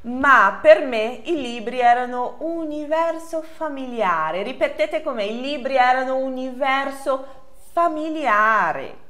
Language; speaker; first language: Italian; non-native, fluent; Portuguese